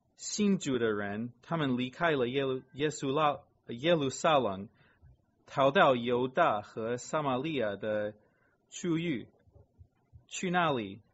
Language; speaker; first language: Chinese; non-native, fluent; English